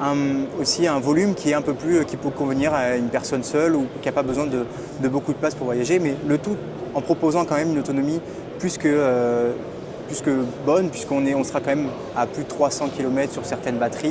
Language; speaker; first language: French; native; French